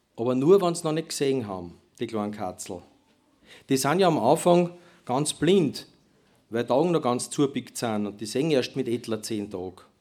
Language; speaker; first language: German; native; German